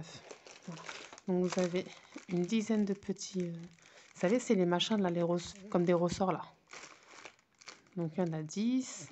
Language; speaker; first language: French; native; French